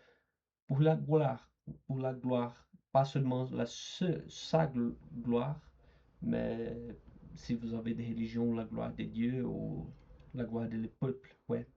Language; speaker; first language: French; non-native, learner; Portuguese